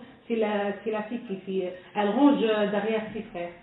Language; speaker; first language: French; non-native, learner; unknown